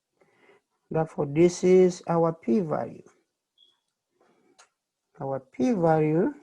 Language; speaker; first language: English; non-native, fluent; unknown